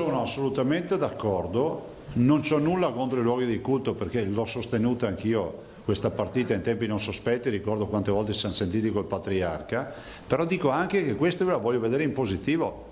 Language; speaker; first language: Italian; native; Italian